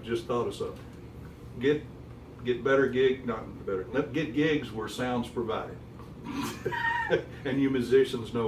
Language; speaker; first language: English; native; English